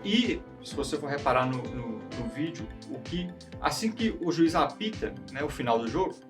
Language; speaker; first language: Portuguese; native; Portuguese